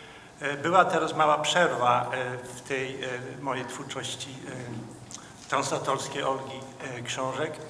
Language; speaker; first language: Polish; non-native, fluent; Dutch